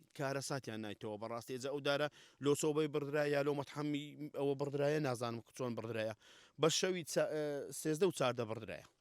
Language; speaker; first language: Central Kurdish; native; Central Kurdish